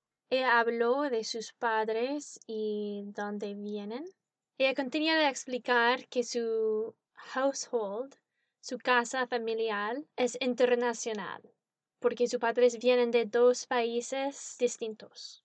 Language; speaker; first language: Spanish; non-native, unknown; English